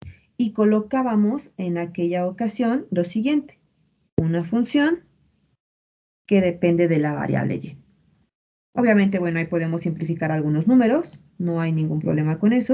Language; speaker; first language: Spanish; native; Spanish